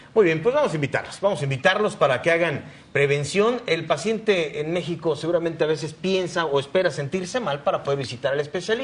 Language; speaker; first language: Spanish; native; Spanish